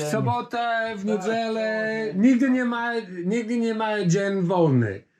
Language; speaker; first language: Polish; non-native, fluent; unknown